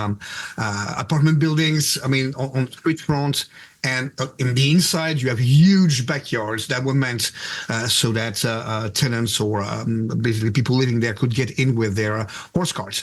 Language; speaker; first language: English; non-native, fluent; French